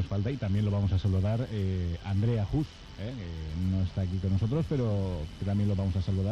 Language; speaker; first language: Spanish; native; Spanish